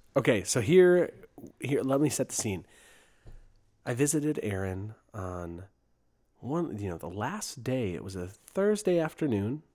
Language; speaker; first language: English; native; English